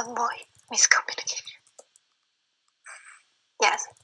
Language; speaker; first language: English; non-native, learner; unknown